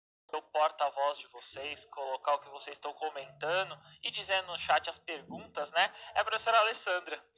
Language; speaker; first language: Portuguese; native; Portuguese